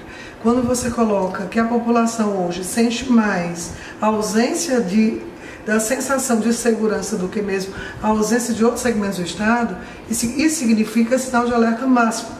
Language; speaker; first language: Portuguese; native; Portuguese